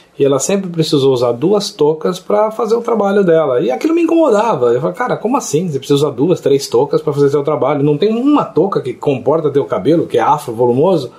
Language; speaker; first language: Portuguese; native; Portuguese